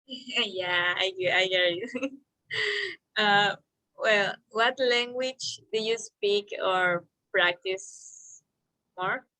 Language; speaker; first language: English; non-native, learner; Spanish